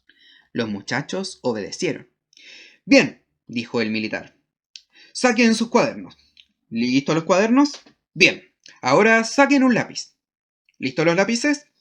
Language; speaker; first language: Spanish; native; Spanish